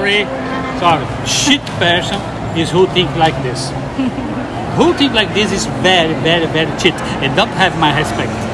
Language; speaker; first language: English; non-native, learner; Portuguese